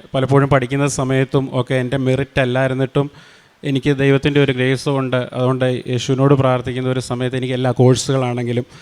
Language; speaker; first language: Malayalam; native; Malayalam